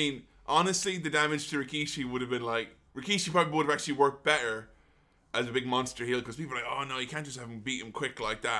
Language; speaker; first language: English; native; English